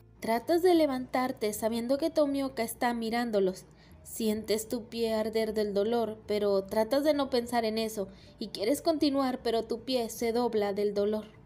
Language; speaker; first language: Spanish; native; Spanish